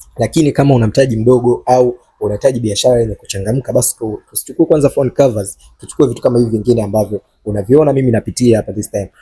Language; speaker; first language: Swahili; native; Swahili